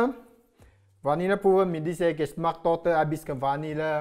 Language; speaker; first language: German; non-native, learner; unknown